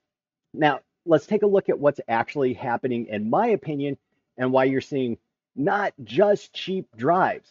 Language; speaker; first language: English; native; English